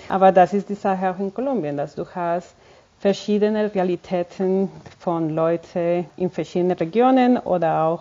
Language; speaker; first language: German; non-native, fluent; Spanish